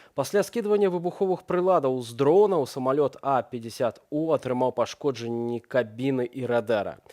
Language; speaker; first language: Belarusian; native; Belarusian